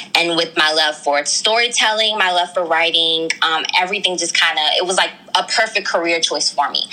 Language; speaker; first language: English; early bilingual, other home language; Krio